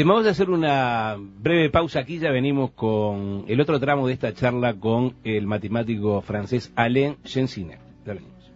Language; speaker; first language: Spanish; native; Spanish